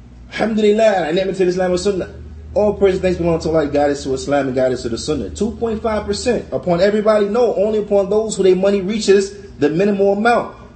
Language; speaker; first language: English; native; English